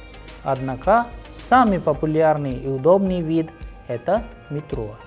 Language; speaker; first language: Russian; non-native, fluent; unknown